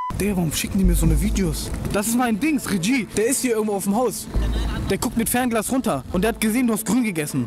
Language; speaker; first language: German; early bilingual, other home language; Turkish